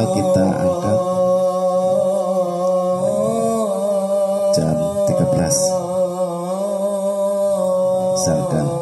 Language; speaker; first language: Indonesian; native; Indonesian